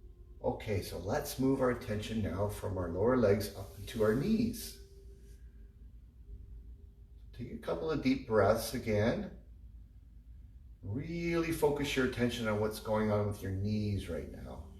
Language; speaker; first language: English; native; English